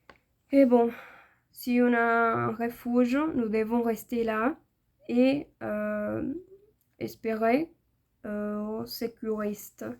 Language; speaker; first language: French; non-native, learner; Spanish